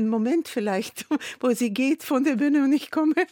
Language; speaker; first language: German; non-native, fluent; Russian